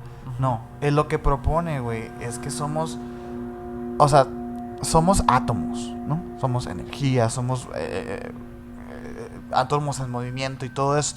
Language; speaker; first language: Spanish; native; Spanish